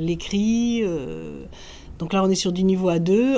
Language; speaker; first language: French; native; French